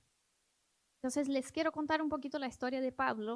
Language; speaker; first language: Spanish; native; Spanish